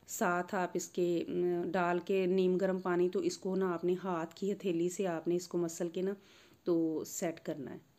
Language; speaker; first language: Urdu; non-native, local second language; Punjabi